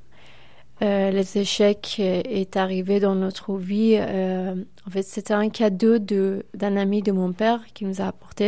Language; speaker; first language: French; non-native, fluent; Persian